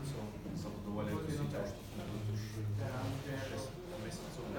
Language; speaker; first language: Czech; non-native, learner; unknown